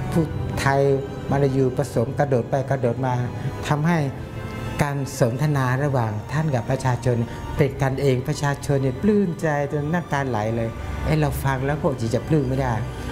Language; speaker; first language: Thai; non-native, local second language; Malay